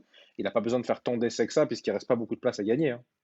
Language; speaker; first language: French; native; French